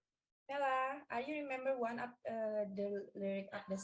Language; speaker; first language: English; non-native, learner; Indonesian